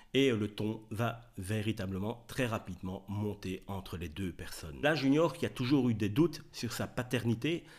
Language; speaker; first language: French; native; French